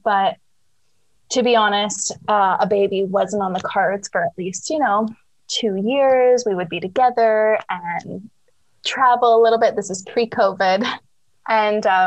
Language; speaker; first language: English; native; English